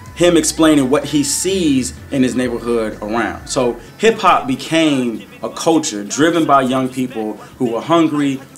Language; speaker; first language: English; native; English